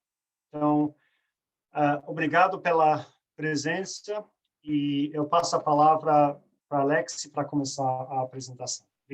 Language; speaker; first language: Portuguese; non-native, fluent; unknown